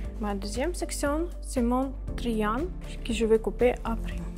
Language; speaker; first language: French; non-native, learner; Ukrainian